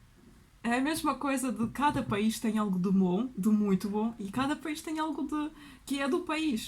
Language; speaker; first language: Portuguese; non-native, fluent; Russian